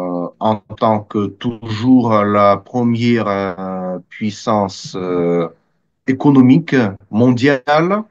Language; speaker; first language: French; non-native, fluent; Russian